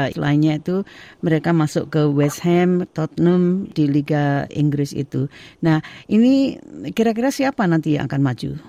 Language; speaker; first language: Indonesian; native; Indonesian